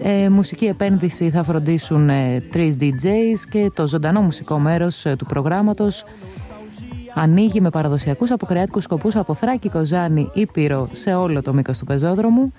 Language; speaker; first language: Greek; native; Greek